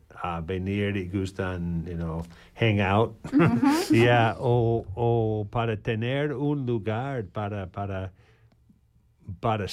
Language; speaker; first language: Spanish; non-native, learner; English